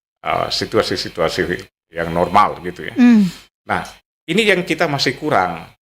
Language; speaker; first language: Indonesian; native; Indonesian